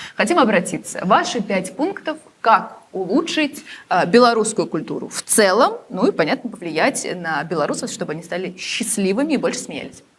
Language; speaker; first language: Russian; native; Russian